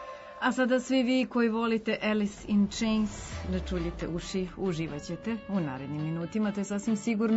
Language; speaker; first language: Serbian; native; Serbian